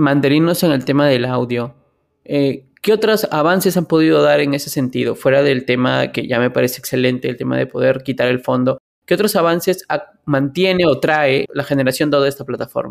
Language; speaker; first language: Spanish; native; Spanish